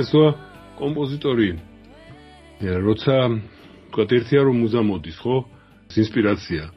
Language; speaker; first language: Georgian; native; Georgian